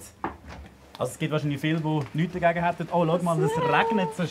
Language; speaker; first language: German; native; German